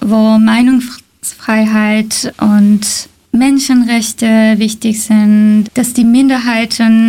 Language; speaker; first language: German; non-native, fluent; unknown